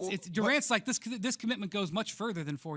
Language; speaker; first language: English; native; English